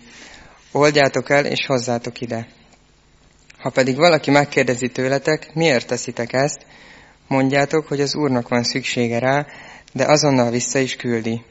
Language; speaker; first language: Hungarian; native; Hungarian